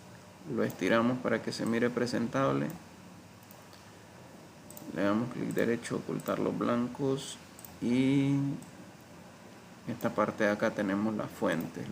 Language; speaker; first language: Spanish; native; Spanish